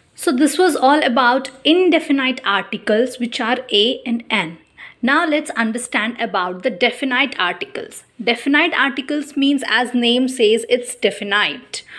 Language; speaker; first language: English; non-native, local second language; Hindi